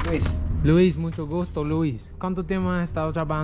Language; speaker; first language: Spanish; non-native, learner; English